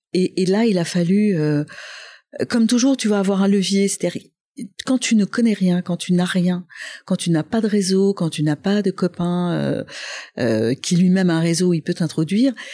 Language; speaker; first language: French; non-native, local second language; Arabic